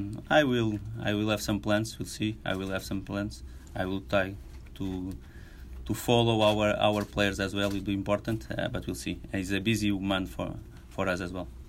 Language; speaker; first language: English; non-native, fluent; Portuguese